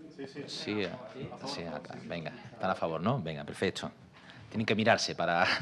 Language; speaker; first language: Spanish; native; Spanish